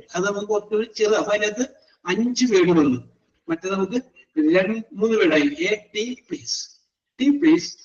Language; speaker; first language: Malayalam; native; Malayalam